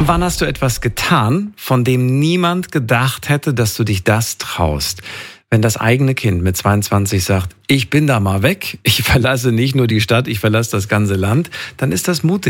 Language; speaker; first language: German; native; German